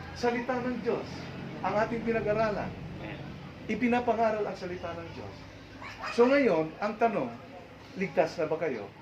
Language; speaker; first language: Filipino; non-native, local second language; Cebuano